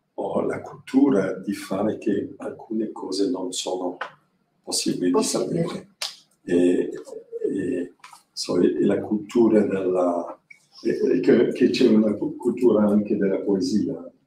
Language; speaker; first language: Italian; non-native, learner; French